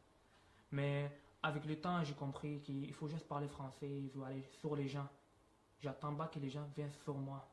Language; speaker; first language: French; non-native, fluent; Arabic